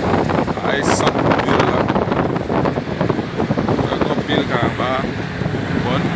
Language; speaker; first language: French; non-native, learner; Haitian Creole